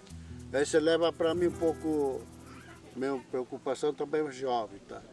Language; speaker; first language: Portuguese; non-native, local second language; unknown